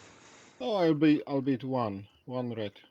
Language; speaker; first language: English; non-native, learner; Polish